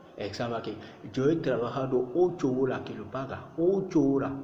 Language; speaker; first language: Spanish; non-native, learner; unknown